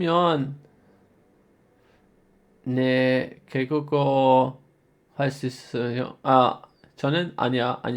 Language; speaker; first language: Korean; non-native, learner; German